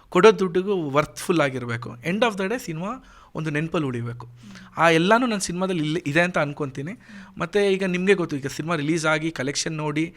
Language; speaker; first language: Kannada; native; Kannada